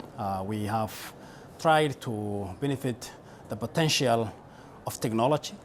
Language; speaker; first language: English; non-native, local second language; Somali